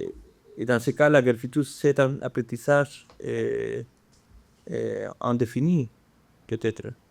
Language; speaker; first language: French; non-native, fluent; Spanish